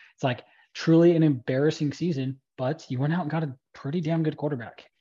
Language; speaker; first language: English; native; English